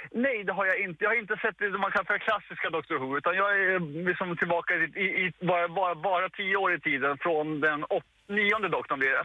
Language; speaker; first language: Swedish; native; Swedish